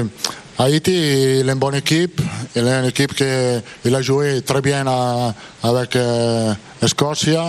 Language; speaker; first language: Portuguese; non-native, fluent; Italian